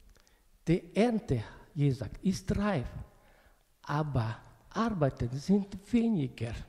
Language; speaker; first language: German; non-native, learner; Russian